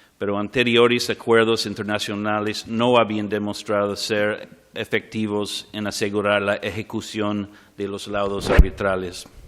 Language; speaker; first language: Spanish; non-native, fluent; English